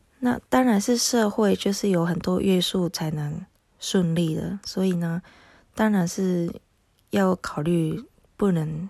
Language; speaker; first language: Chinese; non-native, fluent; Japanese